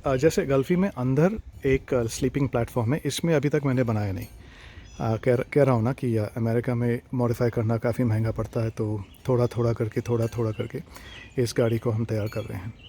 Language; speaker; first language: Hindi; non-native, local second language; Tamil